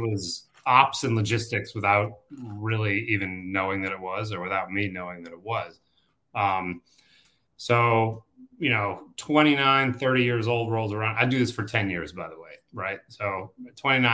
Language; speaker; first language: English; native; English